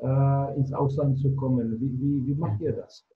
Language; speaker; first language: German; non-native, fluent; Czech